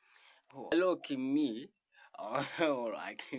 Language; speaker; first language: English; non-native, learner; Rundi